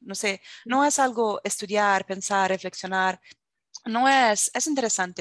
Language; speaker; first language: Spanish; non-native, fluent; Portuguese